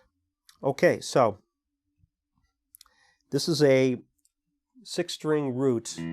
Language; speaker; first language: English; native; English